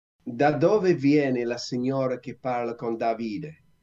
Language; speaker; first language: Italian; non-native, learner; English